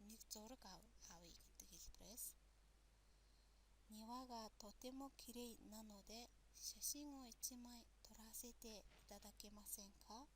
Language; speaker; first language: Japanese; non-native, fluent; Mongolian